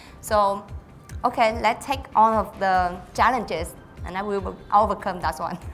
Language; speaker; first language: English; non-native, learner; Vietnamese